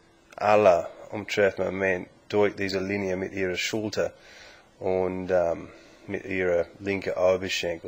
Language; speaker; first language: German; non-native, learner; English